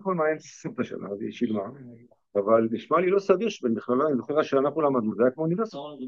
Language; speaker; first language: Hebrew; native; Hebrew